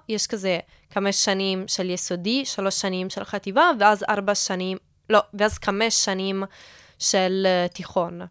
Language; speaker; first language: Hebrew; non-native, fluent; Italian